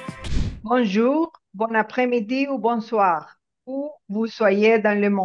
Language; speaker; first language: French; non-native, fluent; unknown